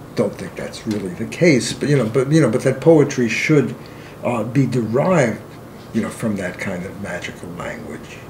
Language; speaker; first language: English; native; English